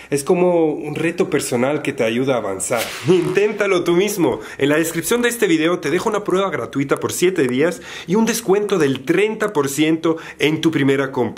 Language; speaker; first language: Spanish; non-native, fluent; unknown